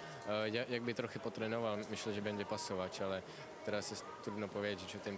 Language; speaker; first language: Polish; non-native, learner; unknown